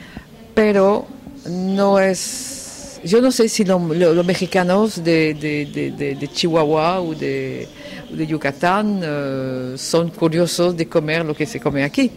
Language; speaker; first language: Spanish; non-native, fluent; French